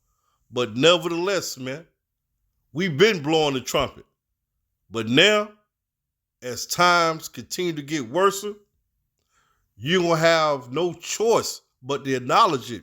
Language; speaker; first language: English; native; English